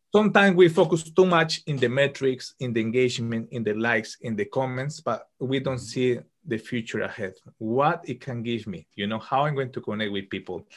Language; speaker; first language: English; non-native, fluent; Spanish